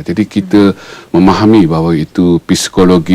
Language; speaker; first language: Malay; native; Malay